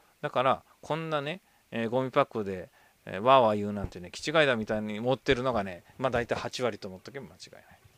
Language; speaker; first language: Japanese; native; Japanese